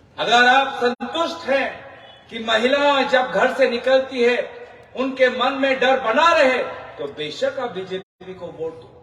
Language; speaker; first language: Hindi; non-native, local second language; Assamese